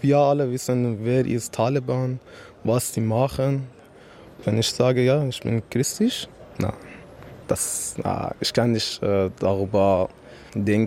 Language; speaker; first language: German; non-native, learner; Persian